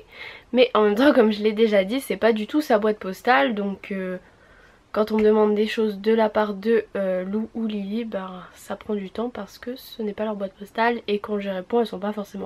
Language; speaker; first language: French; native; French